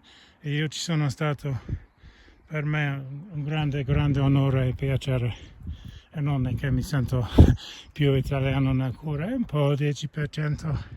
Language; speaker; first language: Italian; non-native, fluent; English